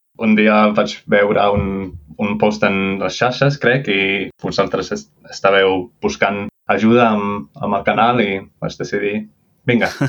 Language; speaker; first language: Catalan; non-native, fluent; English